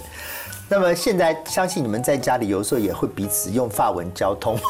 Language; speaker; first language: Chinese; native; Chinese